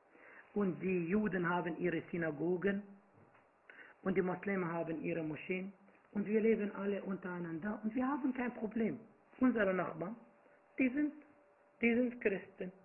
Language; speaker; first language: German; non-native, fluent; Arabic